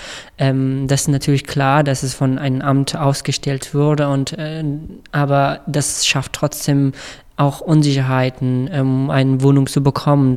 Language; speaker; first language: German; non-native, fluent; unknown